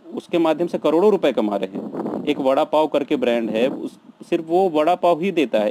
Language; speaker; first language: Hindi; native; Hindi